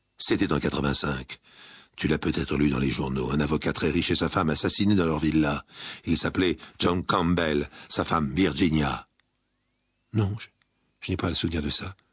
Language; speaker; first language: French; native; French